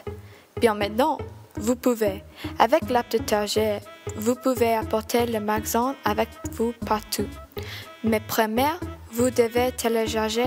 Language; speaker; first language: French; non-native, learner; English